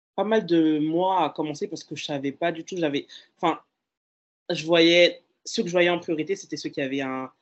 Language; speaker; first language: French; native; French